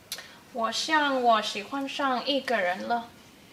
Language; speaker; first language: Chinese; non-native, learner; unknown